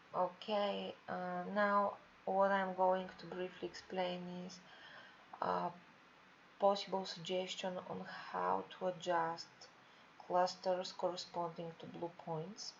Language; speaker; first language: English; non-native, fluent; Bulgarian